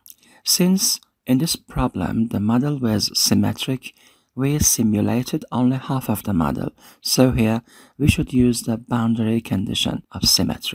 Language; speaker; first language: English; non-native, fluent; Persian